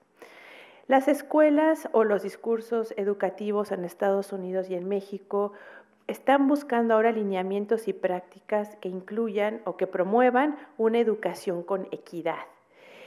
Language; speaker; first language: Spanish; native; Spanish